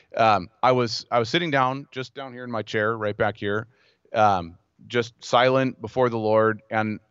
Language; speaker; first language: English; native; English